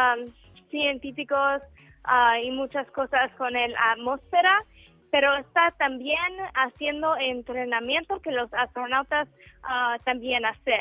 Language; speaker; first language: Spanish; non-native, learner; English